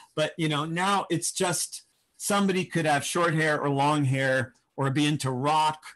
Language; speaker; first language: English; native; English